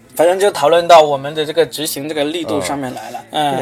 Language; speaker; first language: Chinese; native; Chinese